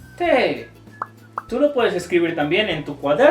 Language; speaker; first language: Spanish; native; Spanish